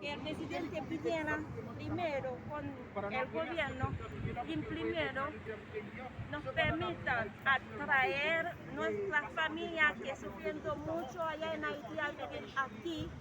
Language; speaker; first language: Spanish; non-native, learner; Haitian Creole